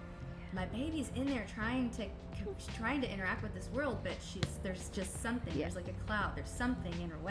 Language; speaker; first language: English; native; English